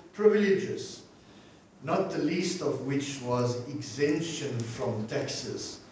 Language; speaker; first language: English; non-native, local second language; Afrikaans